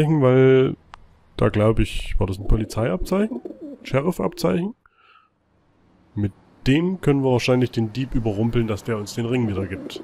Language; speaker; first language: German; native; German